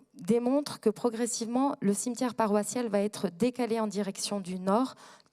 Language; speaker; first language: French; native; French